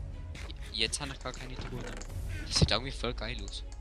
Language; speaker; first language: German; native; German